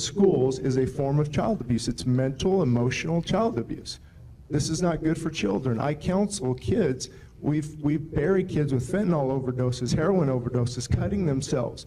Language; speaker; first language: English; native; English